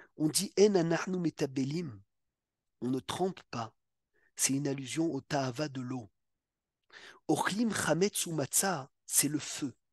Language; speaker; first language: French; native; French